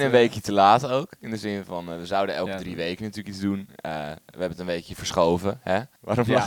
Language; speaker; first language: Dutch; native; Dutch